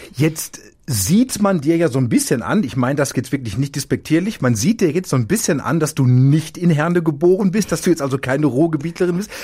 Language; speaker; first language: German; native; German